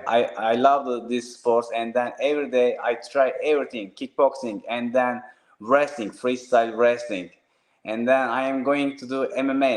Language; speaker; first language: English; non-native, learner; Turkish